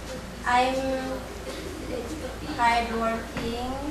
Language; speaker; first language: English; non-native, learner; Filipino